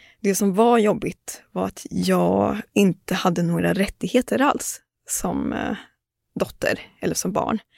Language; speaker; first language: Swedish; early bilingual, other home language; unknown